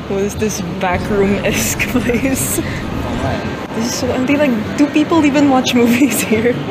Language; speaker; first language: English; native; English